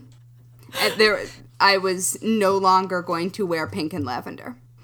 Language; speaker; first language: English; native; English